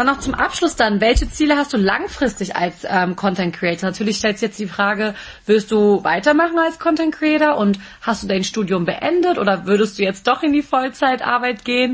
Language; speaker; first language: German; native; German